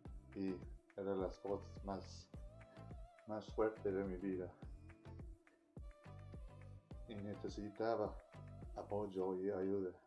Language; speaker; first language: Spanish; non-native, learner; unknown